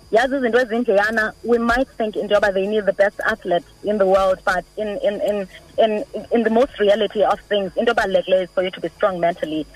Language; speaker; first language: English; non-native, local second language; Xhosa